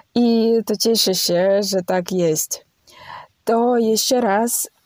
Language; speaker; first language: Polish; non-native, learner; Ukrainian